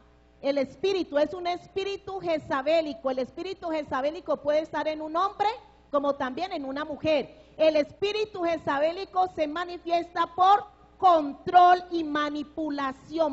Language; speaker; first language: Spanish; native; Spanish